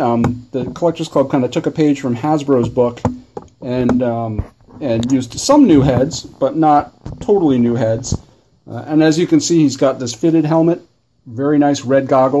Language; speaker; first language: English; native; English